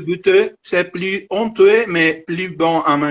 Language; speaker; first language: French; non-native, fluent; Italian